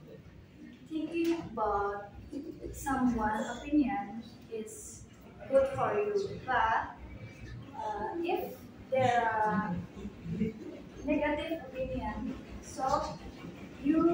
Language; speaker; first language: English; non-native, learner; Indonesian